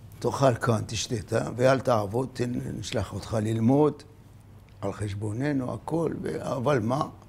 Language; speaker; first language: Hebrew; non-native, fluent; Arabic